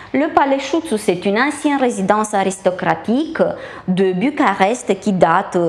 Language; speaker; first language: French; non-native, fluent; Romanian